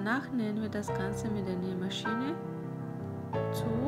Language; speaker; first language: German; non-native, fluent; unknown